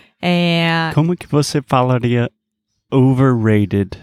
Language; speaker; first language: Portuguese; non-native, fluent; English